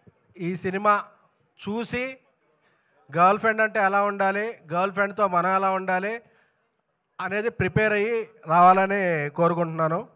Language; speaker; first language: Telugu; native; Telugu